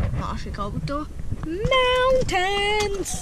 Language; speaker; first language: Hungarian; early bilingual, heritage; Hungarian